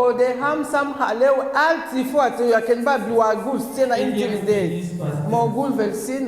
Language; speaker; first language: Danish; non-native, learner; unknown